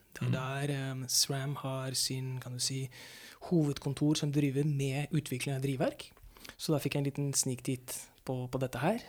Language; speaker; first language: Norwegian; non-native, fluent; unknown